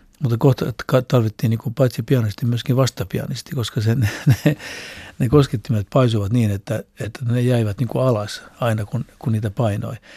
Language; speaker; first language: Finnish; non-native, local second language; Swedish